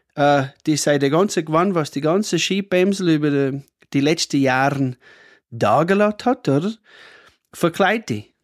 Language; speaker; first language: German; non-native, fluent; English